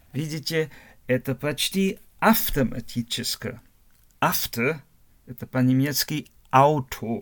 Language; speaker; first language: Russian; non-native, learner; German